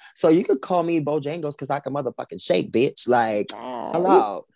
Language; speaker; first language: English; early bilingual, other home language; Spanish